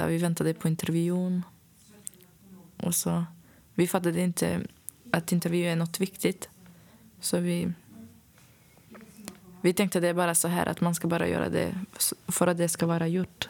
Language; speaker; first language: Swedish; non-native, fluent; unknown